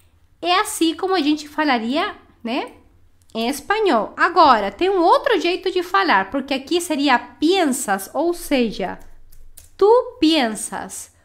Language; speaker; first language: Portuguese; non-native, fluent; Spanish